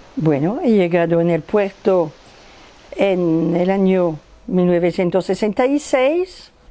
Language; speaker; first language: Spanish; non-native, fluent; French